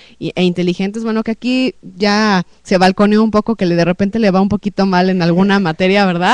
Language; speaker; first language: Spanish; native; Spanish